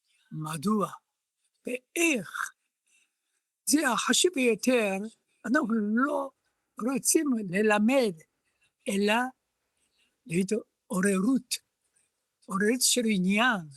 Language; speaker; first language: Hebrew; non-native, learner; Japanese